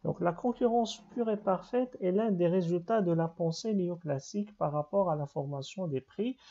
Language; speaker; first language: French; non-native, local second language; Arabic